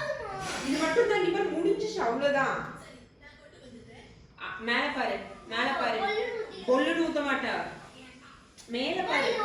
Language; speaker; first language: Tamil; native; Tamil